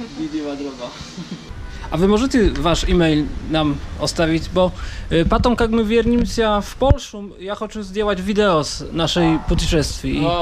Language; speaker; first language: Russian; non-native, learner; Polish